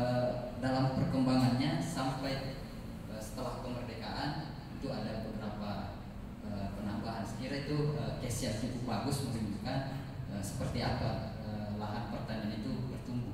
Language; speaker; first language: Indonesian; native; Indonesian